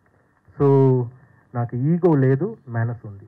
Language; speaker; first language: Telugu; non-native, fluent; Tamil